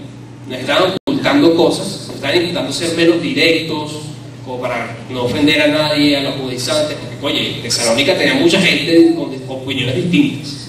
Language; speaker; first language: Spanish; native; Spanish